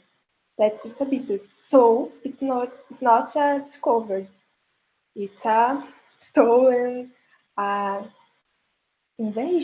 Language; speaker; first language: English; non-native, learner; Portuguese